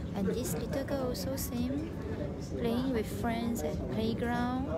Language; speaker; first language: English; non-native, local second language; Cantonese